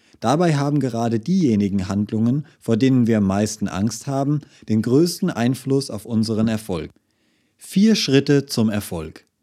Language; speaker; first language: German; native; German